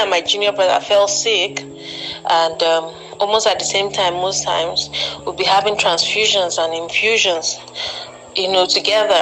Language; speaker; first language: English; non-native, local second language; Igbo